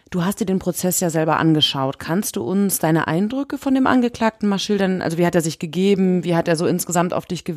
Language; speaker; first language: German; native; German